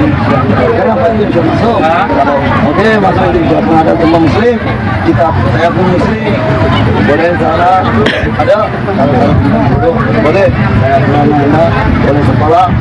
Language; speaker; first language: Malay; non-native, learner; Rohingya